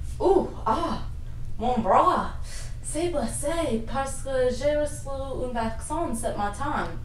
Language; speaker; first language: French; non-native, learner; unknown